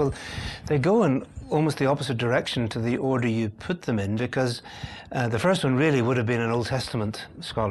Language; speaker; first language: English; native; English